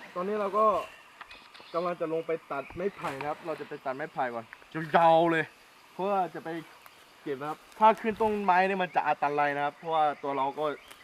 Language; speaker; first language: Thai; non-native, local second language; Akha